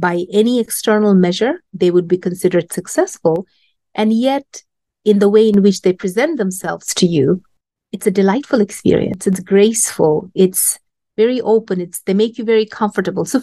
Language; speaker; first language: English; non-native, local second language; Bangla